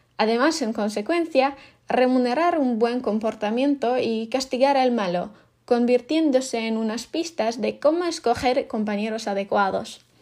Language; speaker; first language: Spanish; non-native, fluent; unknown